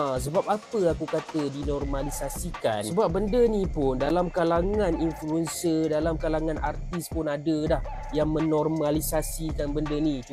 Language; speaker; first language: Malay; native; Malay